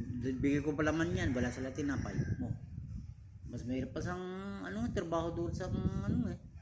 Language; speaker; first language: Filipino; non-native, learner; Punjabi